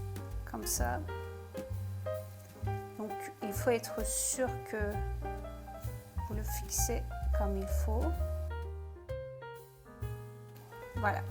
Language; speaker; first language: French; non-native, fluent; Turkish